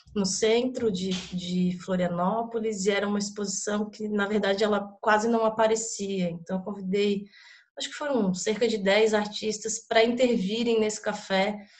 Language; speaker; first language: Portuguese; native; Portuguese